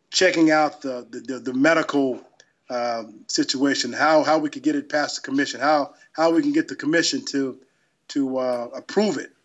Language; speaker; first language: English; native; English